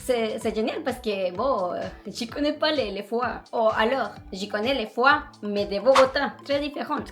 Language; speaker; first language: French; non-native, learner; Spanish